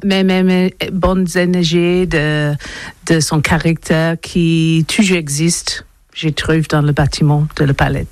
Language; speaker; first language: French; non-native, learner; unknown